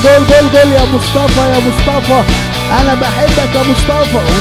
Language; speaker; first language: Arabic; native; Arabic